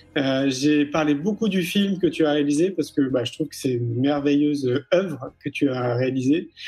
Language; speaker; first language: French; native; French